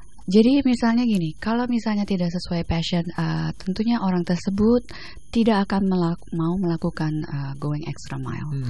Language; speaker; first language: Indonesian; early bilingual, other home language; English